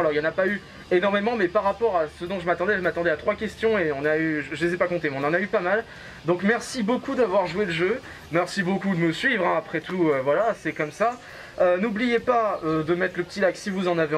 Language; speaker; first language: French; native; French